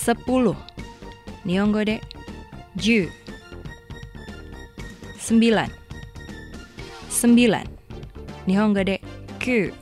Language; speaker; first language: Japanese; non-native, fluent; Indonesian